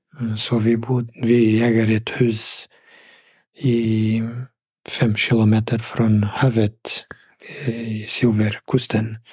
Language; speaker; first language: Swedish; non-native, fluent; Portuguese